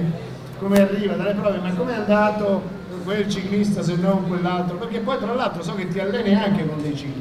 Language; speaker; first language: Italian; native; Italian